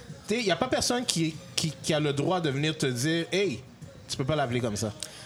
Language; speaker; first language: French; native; French